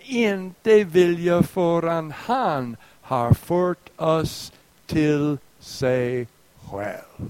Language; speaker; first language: Swedish; non-native, fluent; English